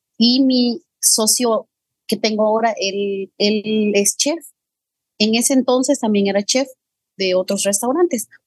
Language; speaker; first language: Spanish; native; Spanish